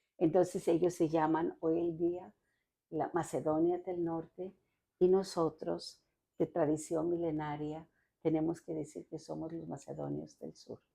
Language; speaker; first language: Spanish; non-native, fluent; Greek